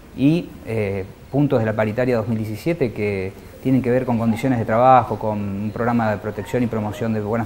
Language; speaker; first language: Spanish; native; Spanish